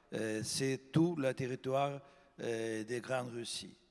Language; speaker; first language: French; non-native, fluent; Russian